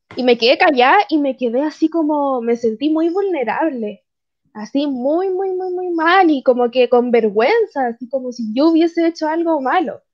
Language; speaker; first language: Spanish; native; Spanish